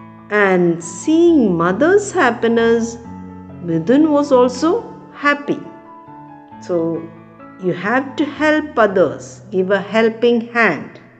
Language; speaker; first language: English; non-native, local second language; Malayalam